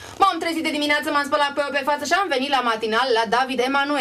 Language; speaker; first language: Romanian; native; Romanian